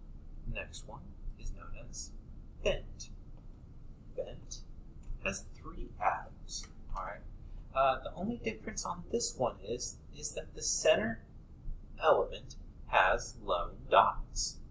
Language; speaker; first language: English; native; English